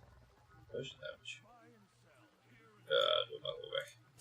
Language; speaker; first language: Dutch; native; Dutch